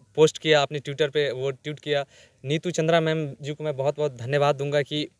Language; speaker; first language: Hindi; native; Hindi